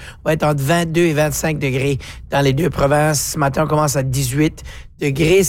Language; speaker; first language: French; native; French